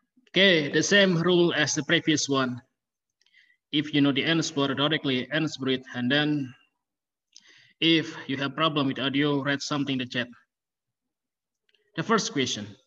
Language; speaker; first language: English; non-native, fluent; Indonesian